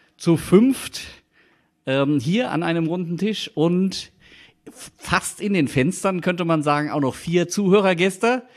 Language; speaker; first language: German; native; German